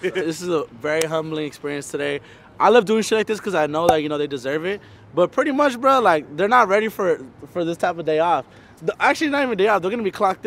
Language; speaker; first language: English; early bilingual, other home language; Spanish